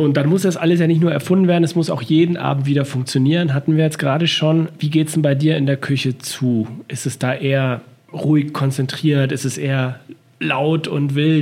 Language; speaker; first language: German; native; German